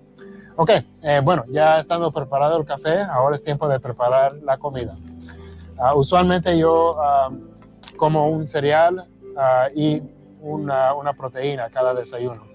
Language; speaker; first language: Spanish; early bilingual, heritage; Spanish